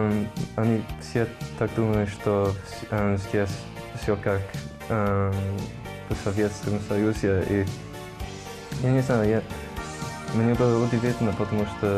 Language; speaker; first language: Russian; non-native, learner; English